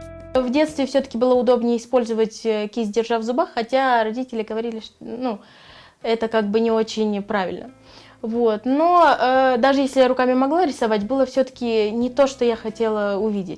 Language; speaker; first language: Russian; native; Russian